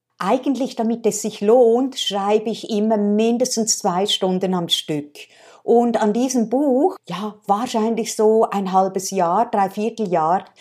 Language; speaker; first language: German; native; German